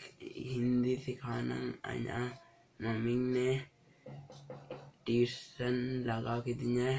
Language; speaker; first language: Hindi; non-native, local second language; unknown